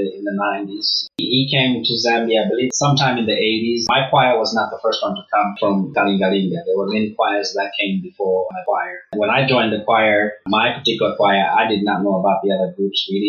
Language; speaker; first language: English; early bilingual, other home language; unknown